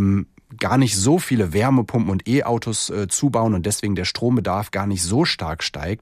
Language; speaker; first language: German; native; German